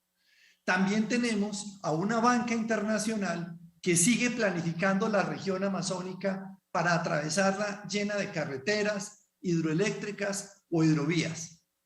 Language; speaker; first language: Spanish; native; Spanish